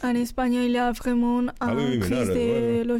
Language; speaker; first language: French; non-native, learner; Spanish